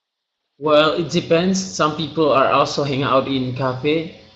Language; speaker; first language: English; non-native, learner; Indonesian